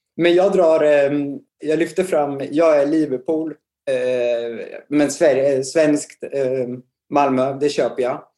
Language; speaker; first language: Swedish; native; Swedish